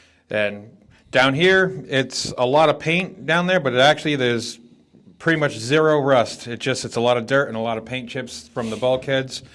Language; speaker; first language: English; native; English